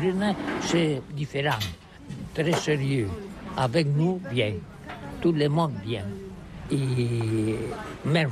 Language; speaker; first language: French; non-native, learner; Catalan